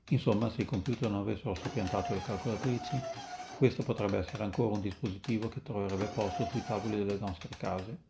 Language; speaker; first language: Italian; native; Italian